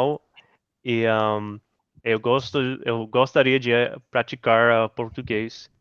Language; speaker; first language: Portuguese; non-native, learner; English